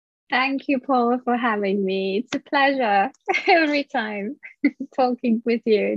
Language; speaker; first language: English; non-native, fluent; Finnish